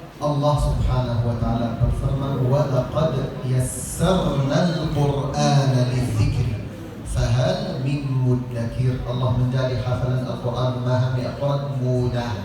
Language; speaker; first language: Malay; non-native, learner; Arabic